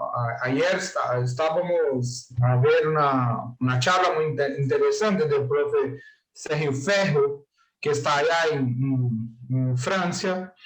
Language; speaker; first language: Spanish; non-native, learner; Portuguese